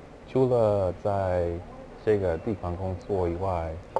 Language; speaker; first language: Chinese; non-native, fluent; English